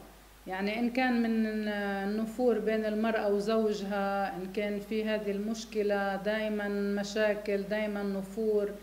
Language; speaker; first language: Arabic; native; Arabic